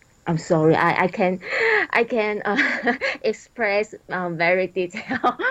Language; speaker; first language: English; non-native, learner; Chinese